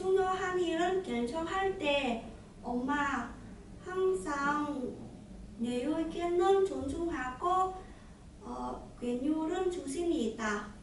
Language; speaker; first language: Korean; non-native, learner; Vietnamese